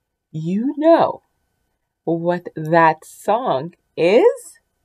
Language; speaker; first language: English; early bilingual, other home language; French